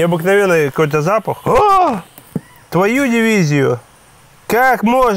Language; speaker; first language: Russian; native; Russian